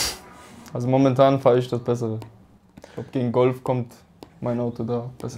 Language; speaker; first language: German; native; German